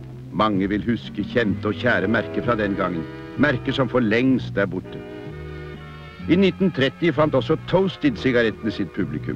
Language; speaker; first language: Norwegian; native; Norwegian